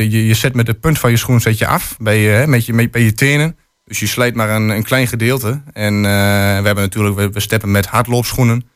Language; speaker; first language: Dutch; native; Dutch